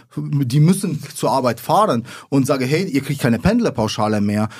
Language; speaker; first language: German; early bilingual, other home language; Arabic